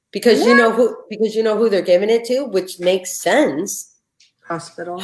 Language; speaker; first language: English; native; English